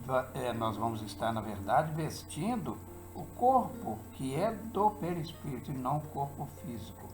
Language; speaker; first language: Portuguese; native; Portuguese